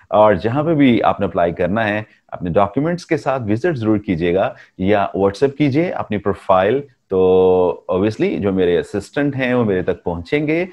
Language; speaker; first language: Urdu; non-native, local second language; Punjabi